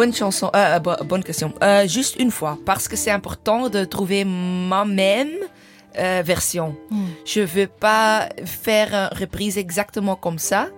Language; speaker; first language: French; non-native, learner; English